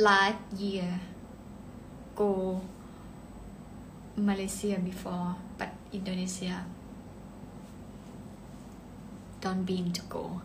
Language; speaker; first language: English; non-native, learner; Thai